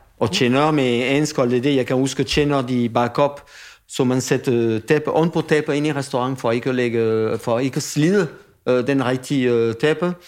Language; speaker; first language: Danish; non-native, fluent; French